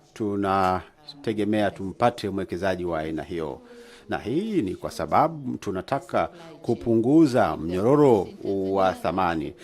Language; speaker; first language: Swahili; native; Swahili